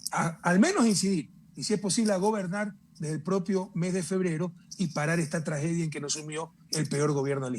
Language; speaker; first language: Spanish; native; Spanish